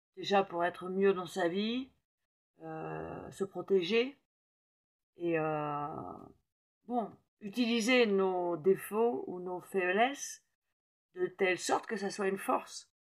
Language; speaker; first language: French; native; French